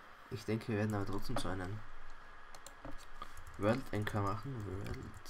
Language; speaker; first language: German; native; German